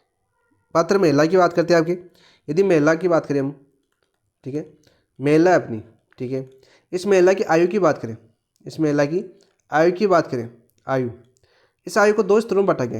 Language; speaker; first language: Hindi; native; Hindi